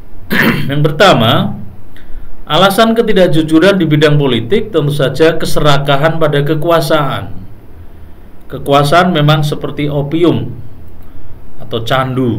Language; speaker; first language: Indonesian; native; Indonesian